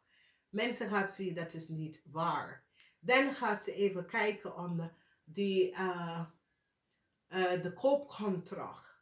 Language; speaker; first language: Dutch; non-native, fluent; English